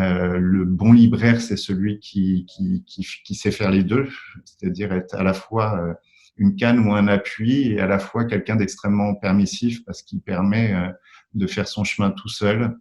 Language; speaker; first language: French; native; French